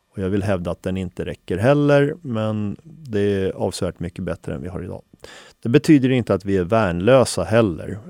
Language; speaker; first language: Swedish; early bilingual, other home language; Finnish